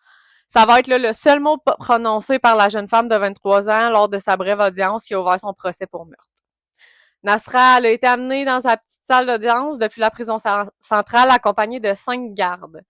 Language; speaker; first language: French; native; French